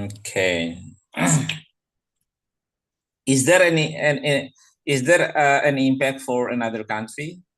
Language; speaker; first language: English; non-native, fluent; Indonesian